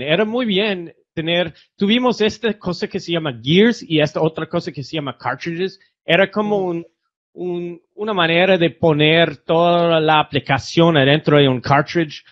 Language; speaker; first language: Spanish; non-native, fluent; English